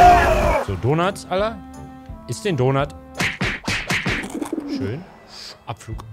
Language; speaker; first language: German; native; German